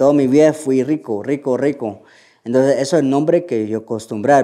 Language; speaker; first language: Spanish; early bilingual, heritage; Spanish